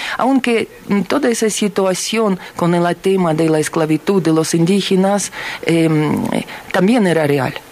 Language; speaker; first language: Spanish; non-native, fluent; Russian